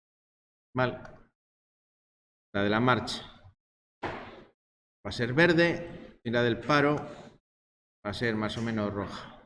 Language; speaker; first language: Spanish; native; Spanish